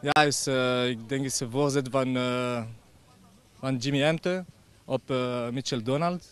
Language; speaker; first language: Dutch; non-native, learner; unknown